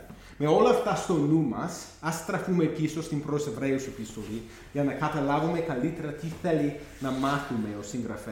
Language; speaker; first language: Greek; non-native, fluent; English